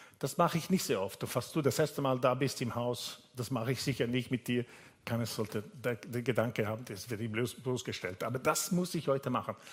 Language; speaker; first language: German; non-native, fluent; Italian